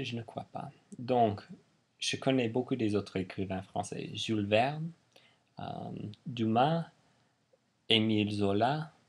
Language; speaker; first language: French; non-native, fluent; English